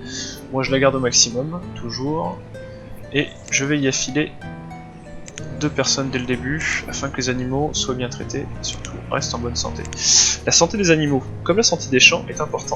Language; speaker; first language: French; native; French